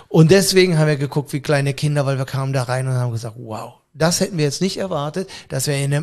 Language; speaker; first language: German; native; German